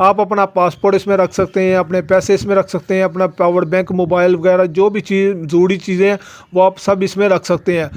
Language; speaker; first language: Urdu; non-native, local second language; Punjabi